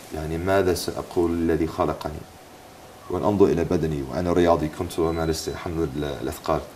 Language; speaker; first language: Arabic; non-native, fluent; English